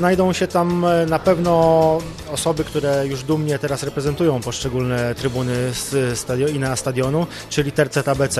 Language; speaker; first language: Polish; native; Polish